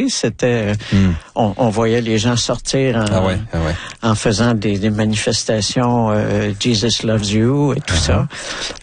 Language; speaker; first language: French; native; French